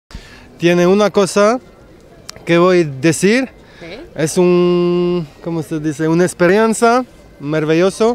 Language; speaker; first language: Spanish; non-native, learner; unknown